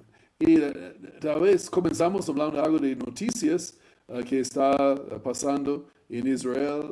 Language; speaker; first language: Spanish; non-native, fluent; English